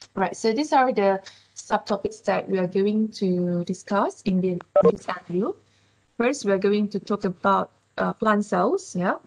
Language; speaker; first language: English; non-native, local second language; Malay